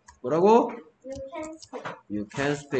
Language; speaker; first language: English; non-native, fluent; Korean